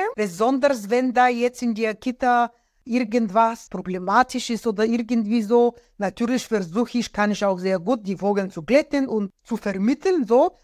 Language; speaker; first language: German; non-native, fluent; Bulgarian